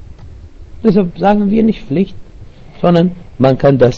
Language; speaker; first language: German; non-native, learner; Arabic